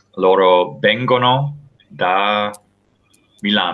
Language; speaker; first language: Italian; non-native, fluent; English